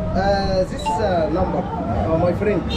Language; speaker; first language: English; non-native, learner; Arabic